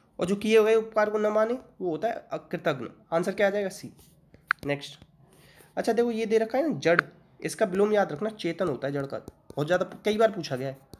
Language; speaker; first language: Hindi; native; Hindi